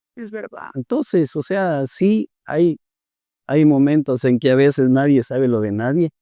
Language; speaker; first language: Spanish; native; Spanish